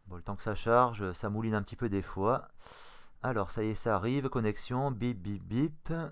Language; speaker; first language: French; native; French